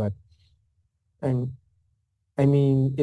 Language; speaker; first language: English; non-native, local second language; Filipino